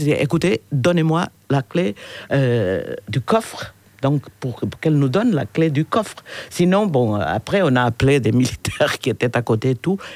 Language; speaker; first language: French; non-native, fluent; Portuguese